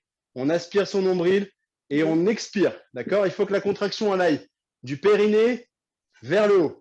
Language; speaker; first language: French; native; French